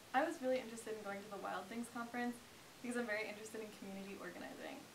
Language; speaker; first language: English; native; English